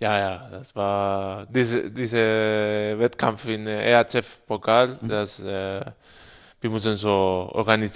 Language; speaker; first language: German; non-native, learner; Spanish